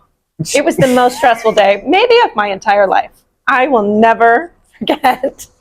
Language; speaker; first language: English; native; English